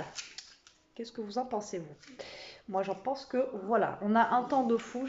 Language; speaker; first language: French; native; French